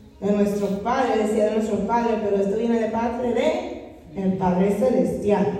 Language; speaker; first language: Spanish; non-native, fluent; English